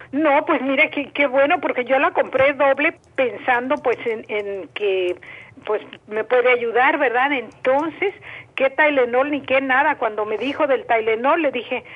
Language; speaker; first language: Spanish; native; Spanish